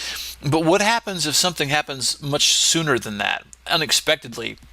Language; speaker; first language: English; native; English